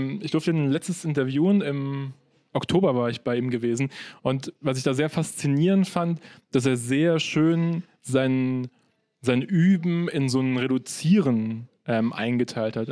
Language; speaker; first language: German; native; German